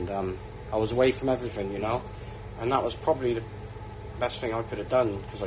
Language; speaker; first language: English; native; English